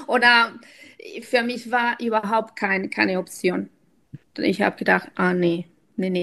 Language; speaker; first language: German; non-native, fluent; Spanish